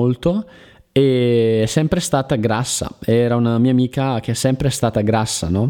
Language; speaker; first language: Italian; native; Italian